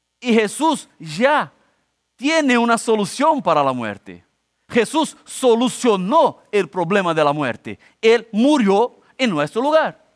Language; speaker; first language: Spanish; non-native, fluent; Portuguese